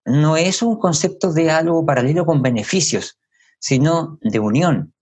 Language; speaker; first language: Spanish; native; Spanish